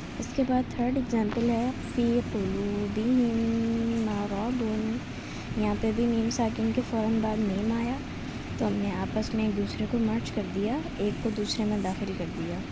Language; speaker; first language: Urdu; native; Urdu